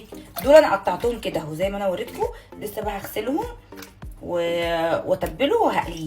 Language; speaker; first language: Arabic; native; Arabic